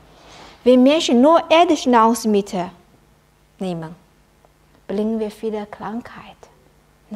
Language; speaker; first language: German; non-native, learner; Chinese